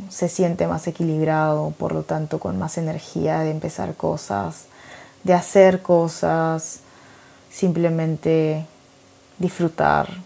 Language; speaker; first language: Spanish; native; Spanish